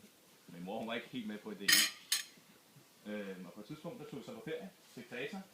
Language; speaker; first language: Danish; native; Danish